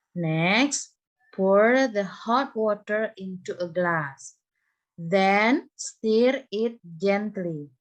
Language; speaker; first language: English; non-native, learner; Indonesian